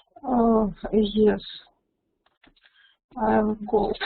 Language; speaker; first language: English; non-native, learner; Russian